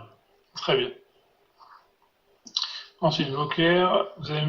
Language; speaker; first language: French; non-native, fluent; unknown